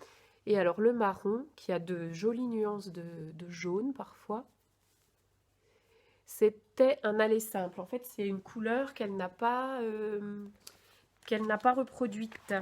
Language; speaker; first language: French; native; French